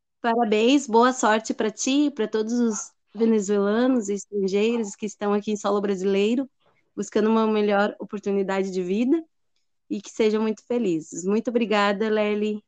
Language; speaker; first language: Portuguese; native; Portuguese